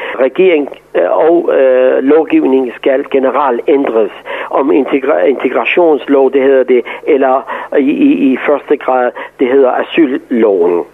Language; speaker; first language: Danish; non-native, fluent; Persian